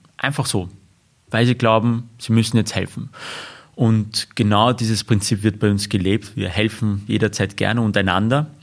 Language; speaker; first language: German; early bilingual, other home language; Armenian